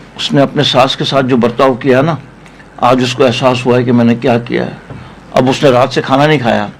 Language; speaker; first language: Urdu; non-native, local second language; Memoni